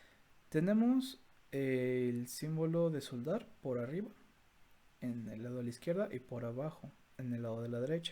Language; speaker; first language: Spanish; native; Spanish